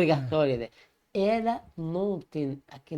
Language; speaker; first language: Portuguese; non-native, learner; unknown